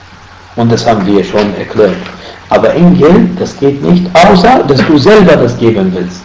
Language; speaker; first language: German; non-native, fluent; Arabic